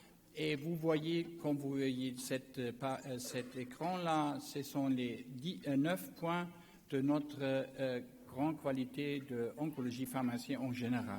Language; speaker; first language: French; non-native, learner; German